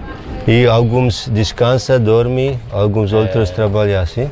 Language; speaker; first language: Portuguese; non-native, learner; Polish